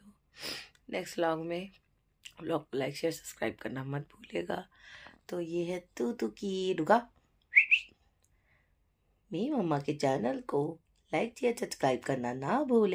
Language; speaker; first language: Hindi; native; Hindi